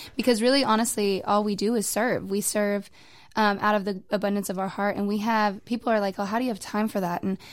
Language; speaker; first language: English; native; English